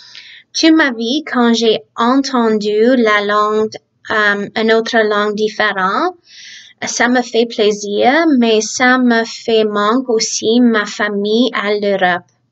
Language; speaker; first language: French; early bilingual, other home language; Czech